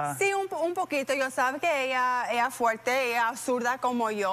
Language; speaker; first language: Spanish; early bilingual, heritage; Spanish